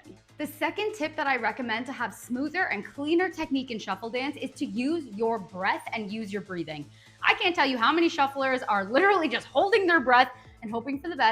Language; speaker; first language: English; native; English